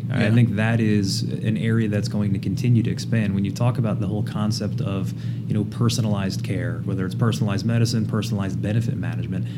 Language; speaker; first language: English; native; English